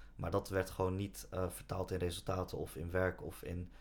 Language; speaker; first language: Dutch; native; Dutch